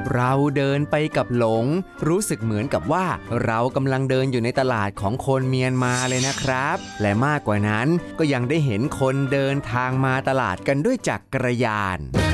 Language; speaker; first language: Thai; native; Thai